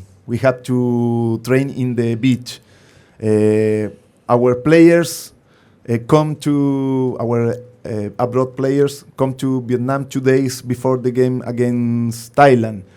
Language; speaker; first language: English; non-native, learner; Spanish